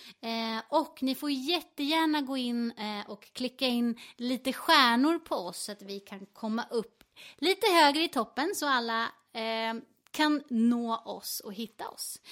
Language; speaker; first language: Swedish; native; Swedish